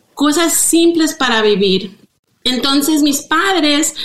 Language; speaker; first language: Spanish; early bilingual, heritage; Spanish